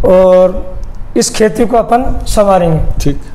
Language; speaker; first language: Hindi; native; Hindi